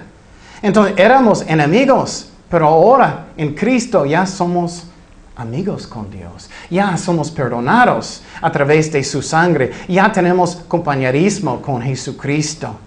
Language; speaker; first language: Spanish; non-native, fluent; English